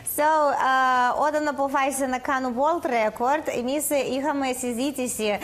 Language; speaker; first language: Greek; non-native, learner; Russian